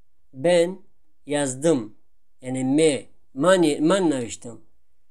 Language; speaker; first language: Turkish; non-native, fluent; Tajik